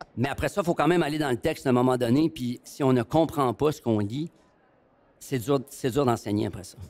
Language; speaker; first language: French; native; French